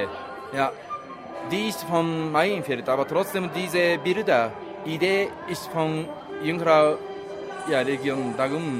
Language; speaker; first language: German; non-native, learner; Japanese